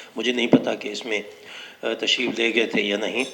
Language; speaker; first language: Urdu; native; Urdu